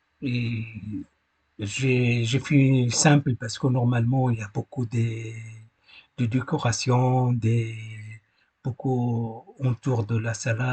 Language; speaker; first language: French; non-native, learner; Arabic